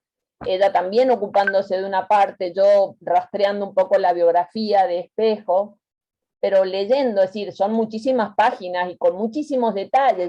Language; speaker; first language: Spanish; native; Spanish